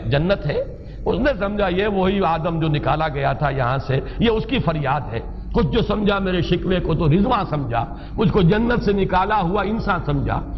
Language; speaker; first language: Urdu; native; Urdu